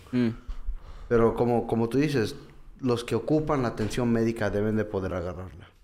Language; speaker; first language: Spanish; early bilingual, heritage; English